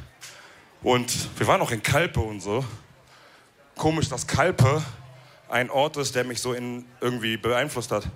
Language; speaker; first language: German; early bilingual, other home language; Wolof